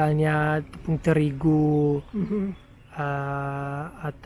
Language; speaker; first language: Indonesian; non-native, fluent; German